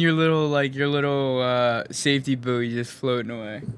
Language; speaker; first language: English; native; English